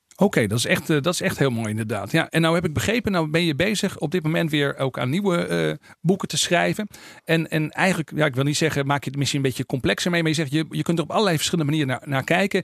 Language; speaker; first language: Dutch; native; Dutch